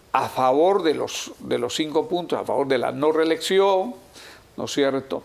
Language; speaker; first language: Spanish; native; Spanish